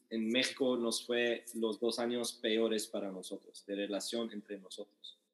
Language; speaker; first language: Spanish; non-native, fluent; Arabic